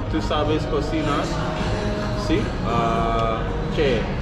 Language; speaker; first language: Spanish; non-native, learner; English